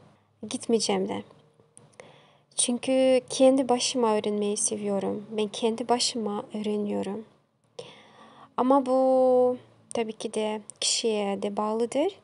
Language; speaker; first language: Turkish; non-native, learner; Kazakh